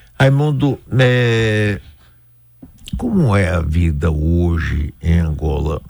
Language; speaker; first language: Portuguese; native; Portuguese